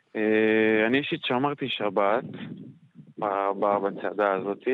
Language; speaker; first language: Hebrew; native; Hebrew